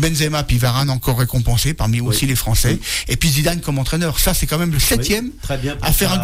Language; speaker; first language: French; native; French